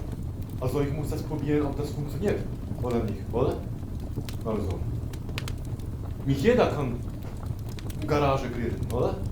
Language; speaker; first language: German; non-native, local second language; Polish